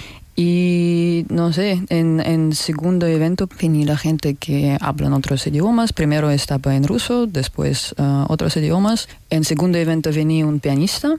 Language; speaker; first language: Spanish; non-native, learner; Russian